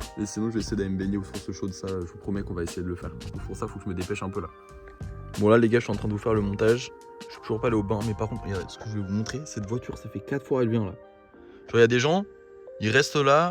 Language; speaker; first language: French; native; French